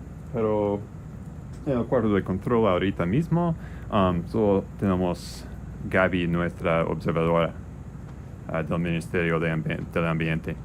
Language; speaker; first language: Spanish; non-native, learner; English